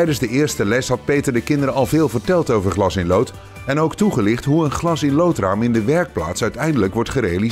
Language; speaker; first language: Dutch; native; Dutch